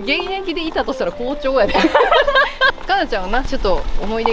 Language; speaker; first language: Japanese; native; Japanese